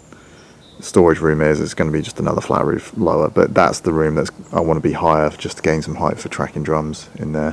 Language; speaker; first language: English; native; English